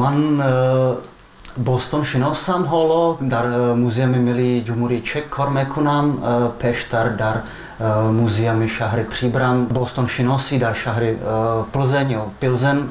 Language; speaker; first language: Persian; non-native, fluent; Slovak